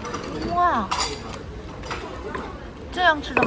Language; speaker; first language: Chinese; non-native, learner; Korean